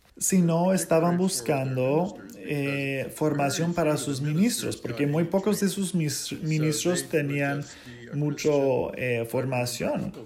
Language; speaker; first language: Spanish; non-native, fluent; English